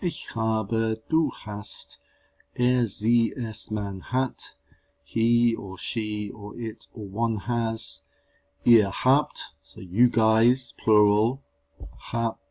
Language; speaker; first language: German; non-native, fluent; English